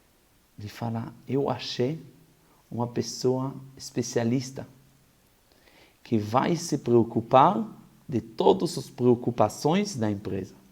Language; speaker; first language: Portuguese; non-native, fluent; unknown